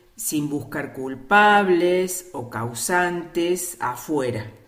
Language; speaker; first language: Spanish; native; Spanish